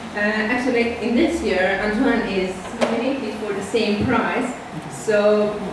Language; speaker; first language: English; non-native, fluent; Armenian